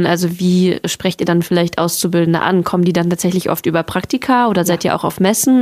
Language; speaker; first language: German; native; German